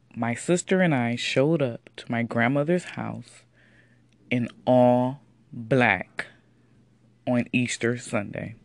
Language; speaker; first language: English; native; English